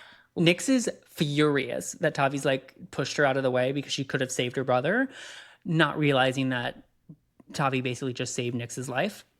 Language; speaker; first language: English; native; English